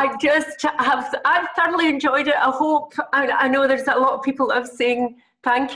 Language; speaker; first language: English; native; English